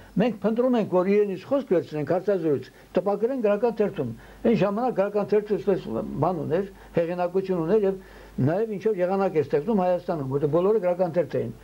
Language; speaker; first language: Armenian; early bilingual, heritage; Armenian